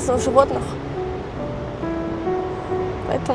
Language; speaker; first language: Russian; native; Russian